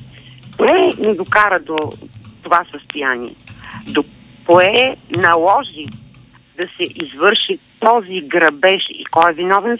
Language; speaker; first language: Bulgarian; native; Bulgarian